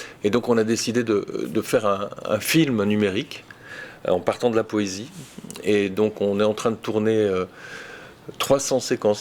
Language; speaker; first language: French; native; French